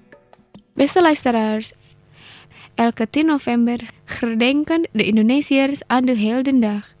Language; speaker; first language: Dutch; non-native, fluent; Indonesian